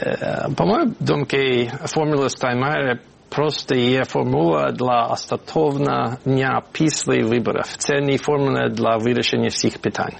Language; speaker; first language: Ukrainian; non-native, learner; English